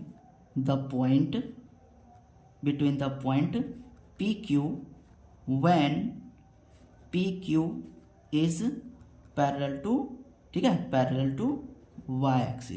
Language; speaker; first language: Hindi; native; Hindi